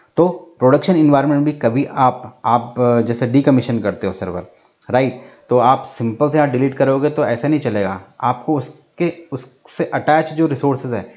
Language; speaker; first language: Hindi; native; Hindi